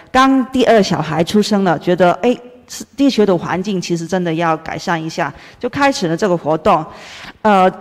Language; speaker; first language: Chinese; non-native, fluent; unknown